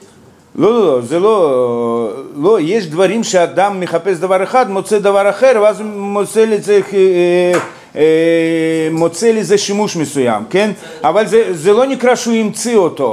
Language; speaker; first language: Hebrew; non-native, fluent; Russian